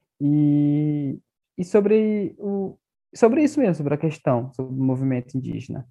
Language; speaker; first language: Portuguese; non-native, local second language; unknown